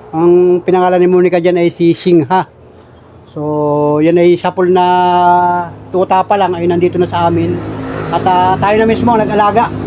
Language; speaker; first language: Filipino; native; Filipino